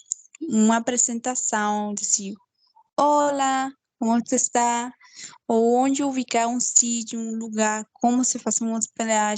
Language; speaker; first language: Portuguese; non-native, fluent; Spanish